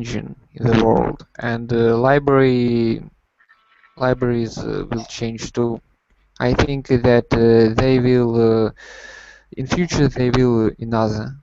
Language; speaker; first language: English; non-native, learner; Russian